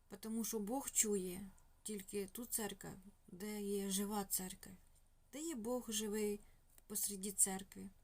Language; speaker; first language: Ukrainian; non-native, local second language; Russian